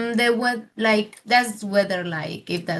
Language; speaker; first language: English; non-native, fluent; Spanish